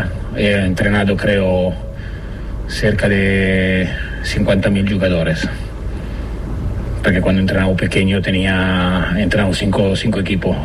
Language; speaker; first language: Spanish; non-native, learner; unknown